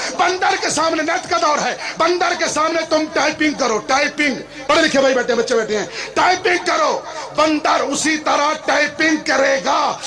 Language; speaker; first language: Urdu; non-native, local second language; Punjabi